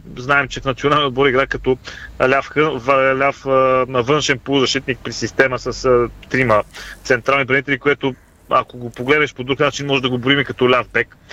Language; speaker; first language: Bulgarian; native; Bulgarian